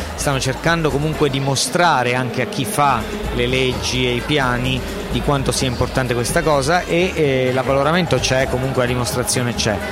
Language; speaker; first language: Italian; native; Italian